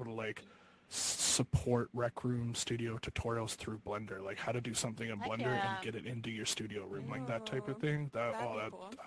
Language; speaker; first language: English; native; English